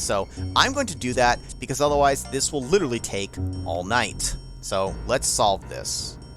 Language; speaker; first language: English; native; English